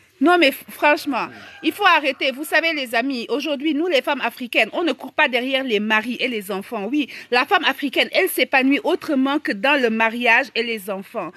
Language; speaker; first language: French; native; French